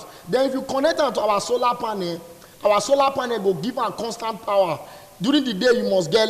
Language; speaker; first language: English; non-native, local second language; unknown